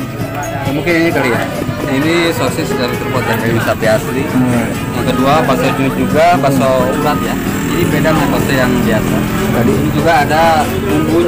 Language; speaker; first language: Indonesian; non-native, local second language; Sundanese